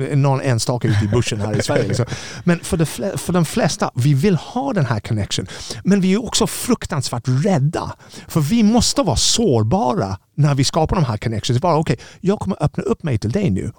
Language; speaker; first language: Swedish; non-native, fluent; English